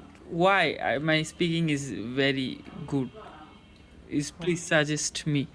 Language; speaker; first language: English; non-native, learner; Bangla